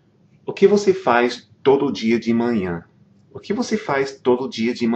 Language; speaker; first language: Portuguese; non-native, fluent; English